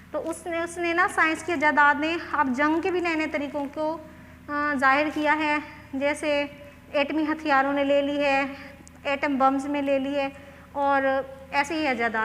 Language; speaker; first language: Hindi; non-native, local second language; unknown